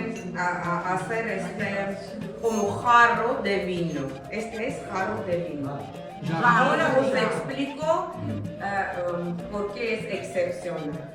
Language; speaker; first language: Spanish; non-native, fluent; Armenian